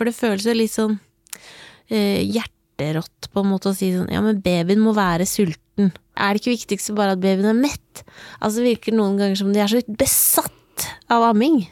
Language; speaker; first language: Norwegian; native; Norwegian